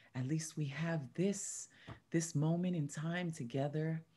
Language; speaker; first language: English; early bilingual, other home language; Spanish